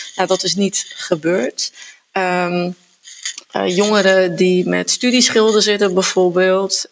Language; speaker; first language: Dutch; native; Dutch